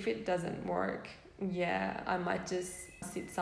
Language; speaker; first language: English; non-native, fluent; Persian